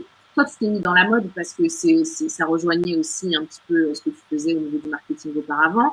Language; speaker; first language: French; native; French